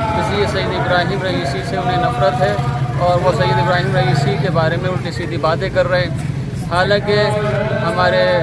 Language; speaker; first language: Urdu; native; Urdu